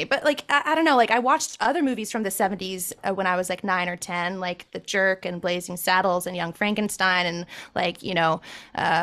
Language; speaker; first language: English; native; English